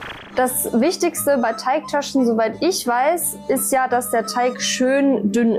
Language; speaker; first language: German; native; German